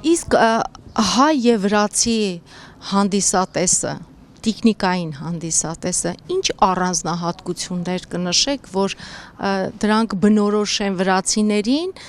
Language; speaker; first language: Armenian; native; Armenian